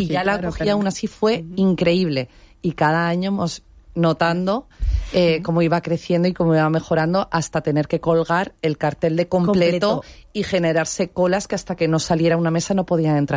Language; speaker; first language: Spanish; native; Spanish